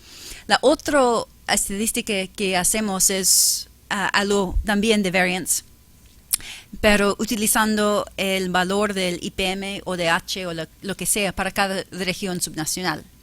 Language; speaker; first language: Spanish; non-native, fluent; English